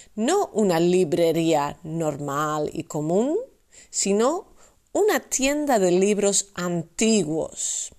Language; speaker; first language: Spanish; non-native, fluent; Dutch